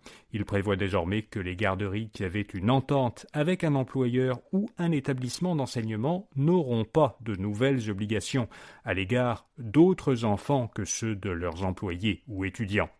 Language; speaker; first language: French; native; French